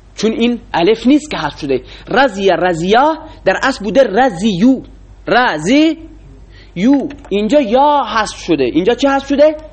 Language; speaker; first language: Persian; non-native, local second language; Baluchi